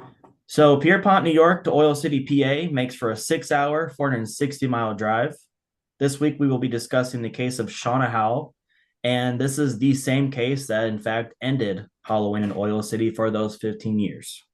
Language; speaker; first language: English; native; English